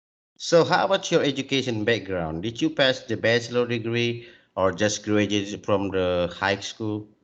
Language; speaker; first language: English; non-native, learner; Indonesian